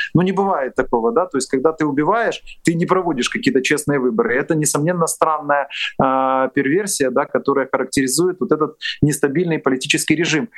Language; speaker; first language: Russian; non-native, local second language; Ukrainian